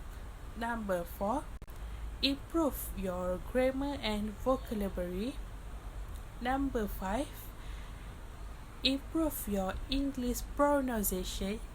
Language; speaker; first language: English; non-native, local second language; Malay